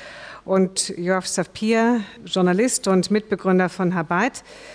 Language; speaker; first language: German; native; German